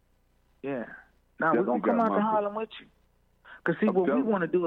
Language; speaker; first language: English; native; English